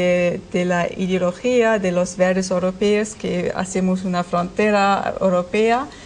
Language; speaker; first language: Spanish; non-native, fluent; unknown